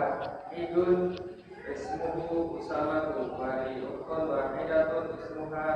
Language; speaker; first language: Arabic; non-native, learner; Indonesian